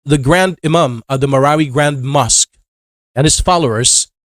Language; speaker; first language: English; non-native, local second language; Filipino